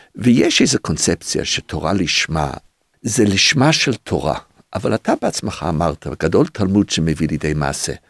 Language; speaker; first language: Hebrew; early bilingual, other home language; English